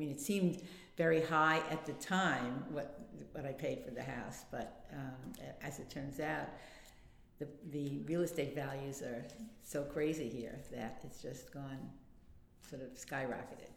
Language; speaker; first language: English; native; English